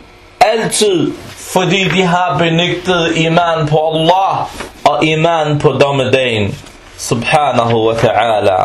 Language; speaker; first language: Danish; non-native, fluent; Arabic